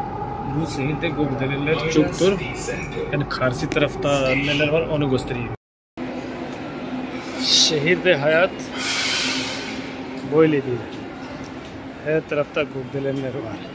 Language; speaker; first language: Turkish; non-native, fluent; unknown